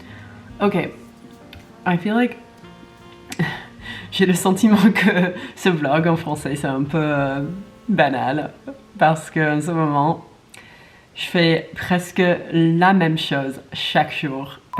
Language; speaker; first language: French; non-native, learner; English